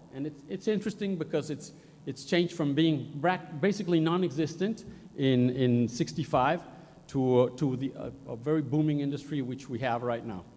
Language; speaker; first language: English; non-native, fluent; Spanish